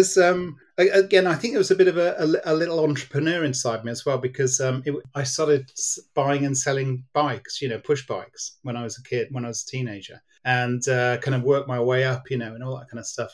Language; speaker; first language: English; native; English